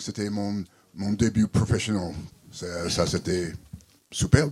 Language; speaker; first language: French; non-native, learner; English